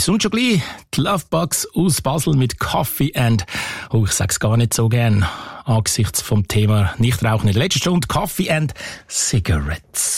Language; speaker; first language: German; native; German